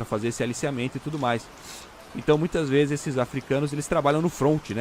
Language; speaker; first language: Portuguese; native; Portuguese